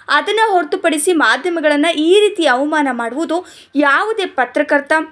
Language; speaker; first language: Kannada; native; Kannada